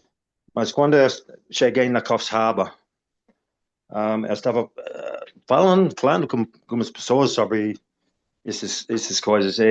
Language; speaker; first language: Portuguese; non-native, fluent; English